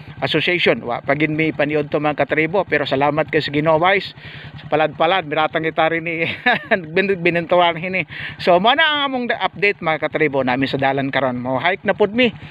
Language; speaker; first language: Cebuano; non-native, local second language; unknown